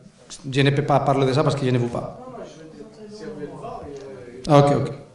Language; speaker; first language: French; non-native, learner; Spanish